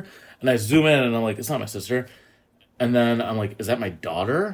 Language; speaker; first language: English; native; English